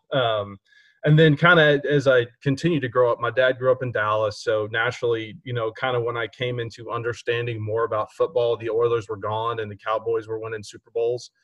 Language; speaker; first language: English; native; English